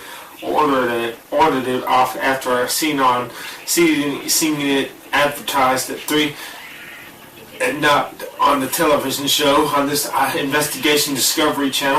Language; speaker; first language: English; native; English